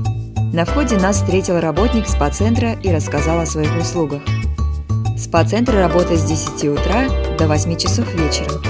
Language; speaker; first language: Russian; native; Russian